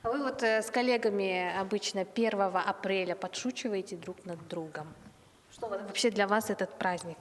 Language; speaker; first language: Russian; native; Russian